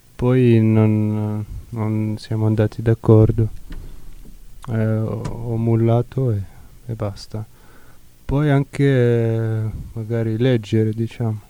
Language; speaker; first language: Italian; non-native, fluent; Arabic